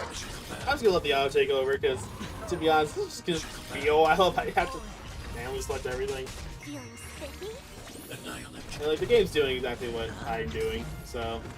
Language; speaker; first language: English; native; English